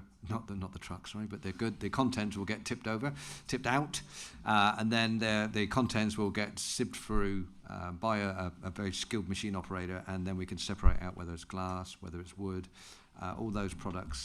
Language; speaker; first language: English; native; English